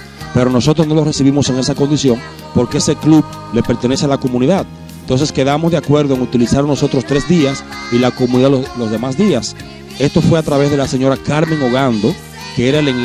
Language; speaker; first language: Spanish; native; Spanish